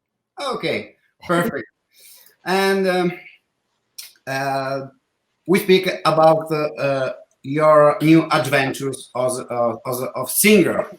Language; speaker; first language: English; non-native, learner; Italian